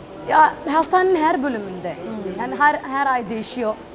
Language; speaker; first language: Turkish; non-native, fluent; Somali